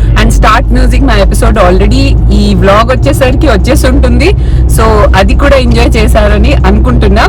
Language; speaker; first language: Telugu; non-native, local second language; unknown